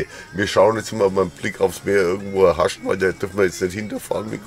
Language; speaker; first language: German; native; German